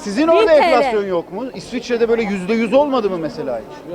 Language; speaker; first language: Turkish; native; Turkish